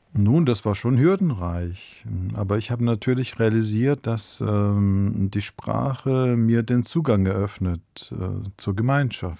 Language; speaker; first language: German; early bilingual, other home language; Italian